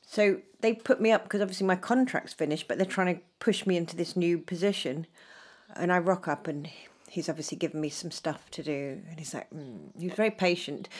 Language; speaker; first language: English; native; English